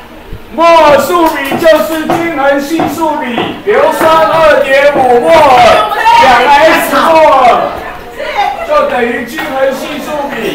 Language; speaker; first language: Chinese; native; Chinese